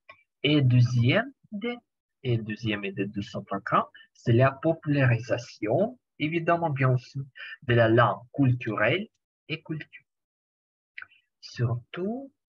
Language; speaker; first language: French; non-native, learner; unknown